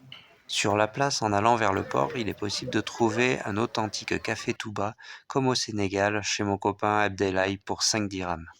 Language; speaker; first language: French; native; French